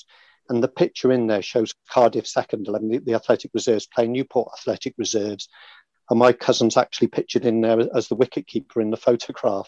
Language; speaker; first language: English; native; English